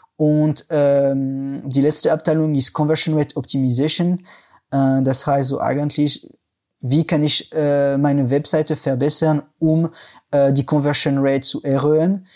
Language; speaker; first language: German; non-native, fluent; French